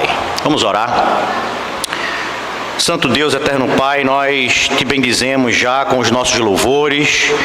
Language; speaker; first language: Portuguese; native; Portuguese